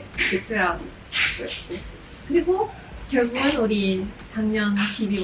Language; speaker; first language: Korean; non-native, fluent; Swedish